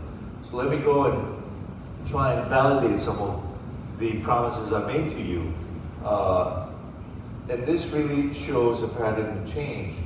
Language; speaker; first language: English; non-native, fluent; Greek